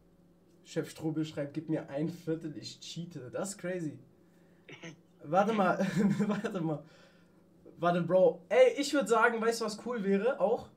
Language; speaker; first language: German; native; German